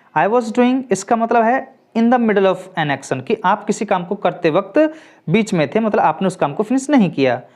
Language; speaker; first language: Hindi; native; Hindi